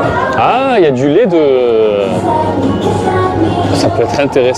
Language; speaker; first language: French; native; French